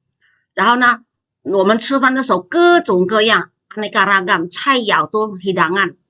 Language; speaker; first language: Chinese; non-native, fluent; Indonesian